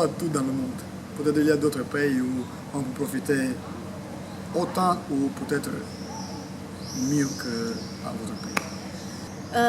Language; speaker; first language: French; non-native, fluent; Croatian